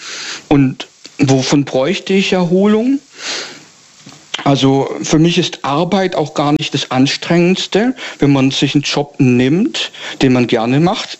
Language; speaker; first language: German; native; German